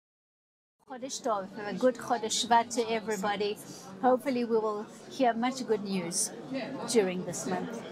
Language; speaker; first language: English; non-native, fluent; Hebrew